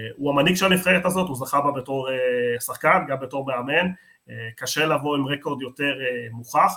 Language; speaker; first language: Hebrew; non-native, fluent; Spanish